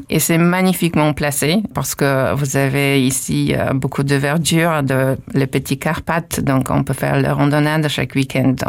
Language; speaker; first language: French; non-native, fluent; Polish